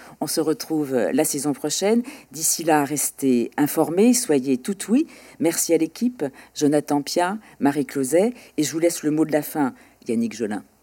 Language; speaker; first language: French; native; French